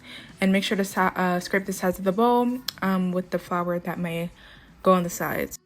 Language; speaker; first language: English; native; English